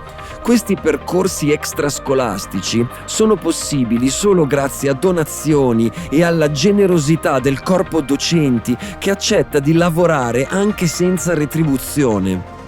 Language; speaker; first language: Italian; native; Italian